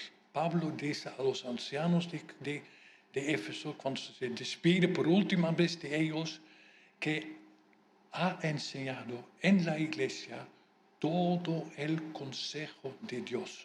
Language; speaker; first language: Spanish; non-native, fluent; Dutch